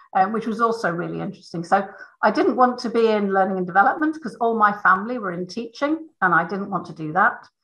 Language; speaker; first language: English; native; English